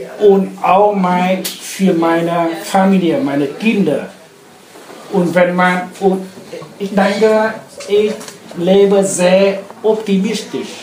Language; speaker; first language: German; non-native, learner; Vietnamese